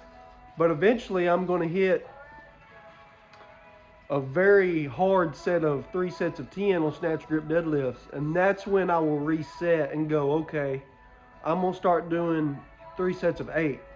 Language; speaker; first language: English; native; English